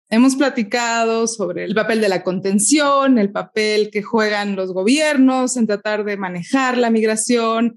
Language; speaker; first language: Spanish; native; Spanish